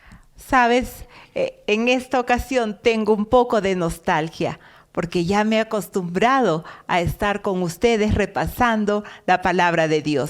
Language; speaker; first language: Spanish; native; Spanish